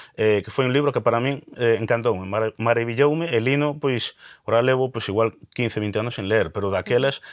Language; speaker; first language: Galician; non-native, local second language; Spanish